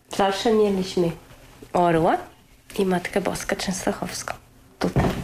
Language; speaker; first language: Polish; early bilingual, heritage; Polish